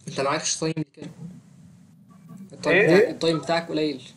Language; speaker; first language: Arabic; native; Arabic